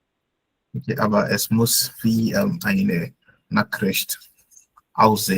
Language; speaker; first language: German; non-native, fluent; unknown